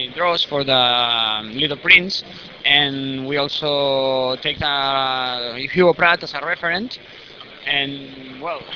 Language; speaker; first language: English; non-native, learner; Spanish